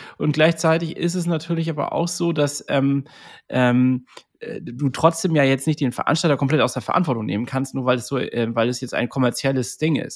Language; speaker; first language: German; native; German